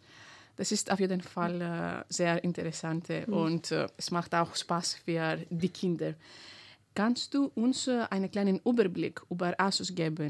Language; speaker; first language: German; non-native, fluent; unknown